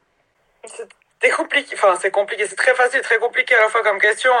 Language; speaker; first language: French; native; French